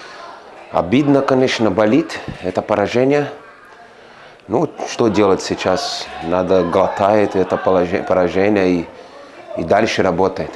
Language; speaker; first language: Russian; non-native, fluent; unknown